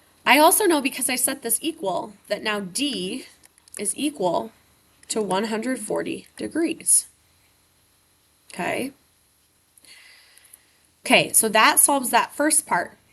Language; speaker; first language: English; native; English